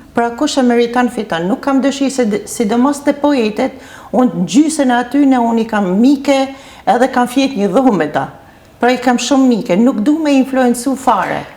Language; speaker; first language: Albanian; native; Albanian